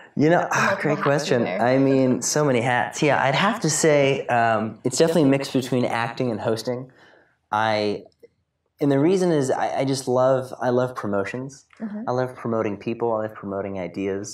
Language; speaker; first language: English; native; English